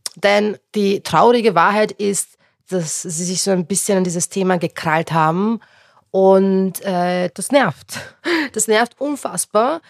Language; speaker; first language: German; non-native, local second language; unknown